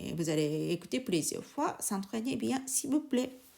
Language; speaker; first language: French; non-native, learner; Japanese